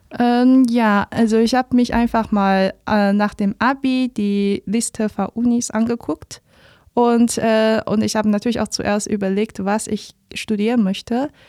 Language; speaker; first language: German; non-native, fluent; Chinese